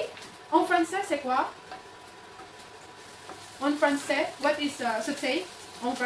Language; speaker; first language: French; non-native, learner; Filipino